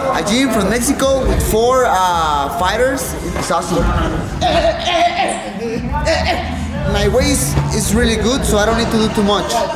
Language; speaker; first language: English; non-native, fluent; Spanish